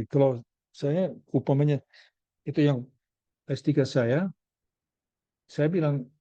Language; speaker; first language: Indonesian; non-native, learner; Dutch